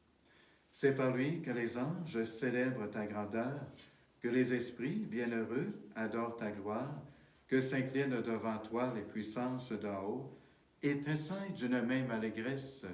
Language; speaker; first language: French; native; French